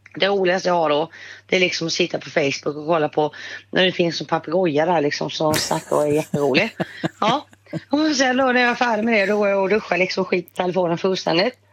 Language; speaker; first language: Swedish; native; Swedish